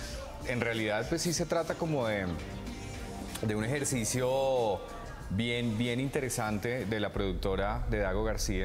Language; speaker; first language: Spanish; native; Spanish